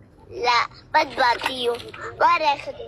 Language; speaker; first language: Arabic; non-native, learner; Amharic